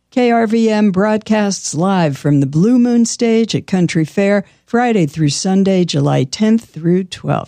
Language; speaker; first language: English; native; English